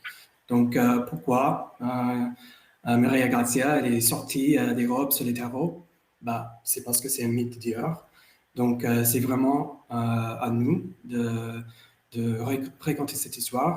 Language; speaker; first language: French; non-native, fluent; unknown